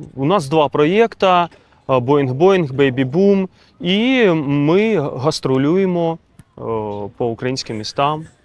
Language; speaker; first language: Ukrainian; non-native, local second language; Russian